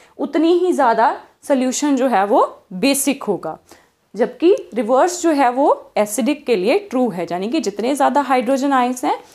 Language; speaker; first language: Hindi; non-native, local second language; Punjabi